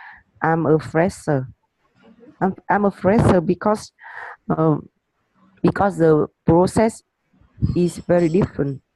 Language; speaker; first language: English; non-native, learner; Vietnamese